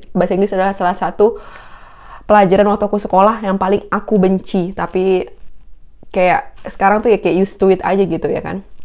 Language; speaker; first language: Indonesian; native; Indonesian